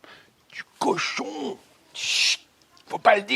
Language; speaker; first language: French; native; French